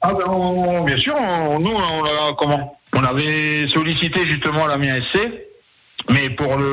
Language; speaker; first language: French; native; French